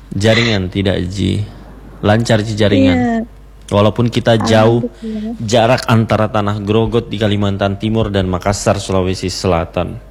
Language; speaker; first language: Indonesian; native; Indonesian